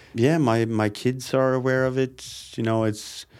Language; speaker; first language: English; non-native, fluent; Norwegian